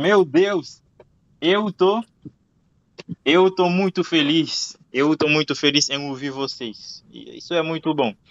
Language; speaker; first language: Portuguese; non-native, fluent; Haitian Creole